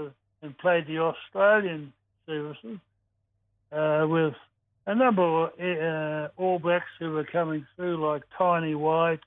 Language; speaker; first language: English; native; English